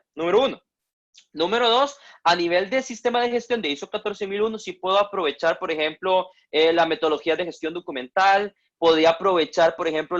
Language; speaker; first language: Spanish; native; Spanish